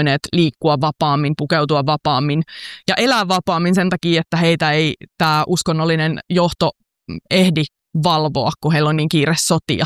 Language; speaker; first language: Finnish; native; Finnish